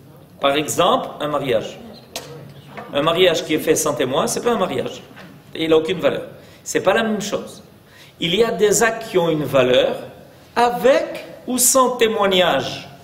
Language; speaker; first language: French; native; French